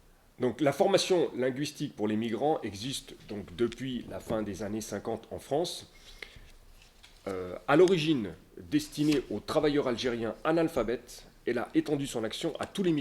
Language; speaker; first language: French; native; French